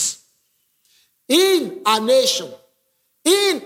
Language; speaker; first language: English; non-native, local second language; Yoruba